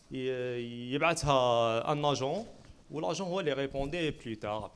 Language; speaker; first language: French; non-native, local second language; Arabic